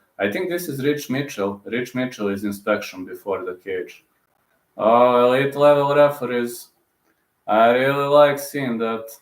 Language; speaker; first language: English; non-native, fluent; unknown